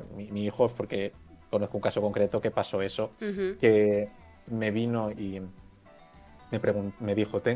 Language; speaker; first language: Spanish; native; Spanish